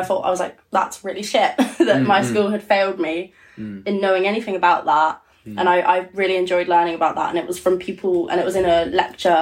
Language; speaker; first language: English; native; English